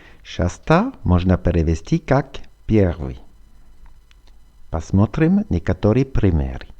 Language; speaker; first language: Russian; non-native, fluent; French